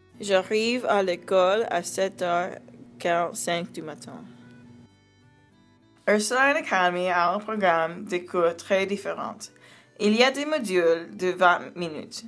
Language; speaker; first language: French; non-native, learner; English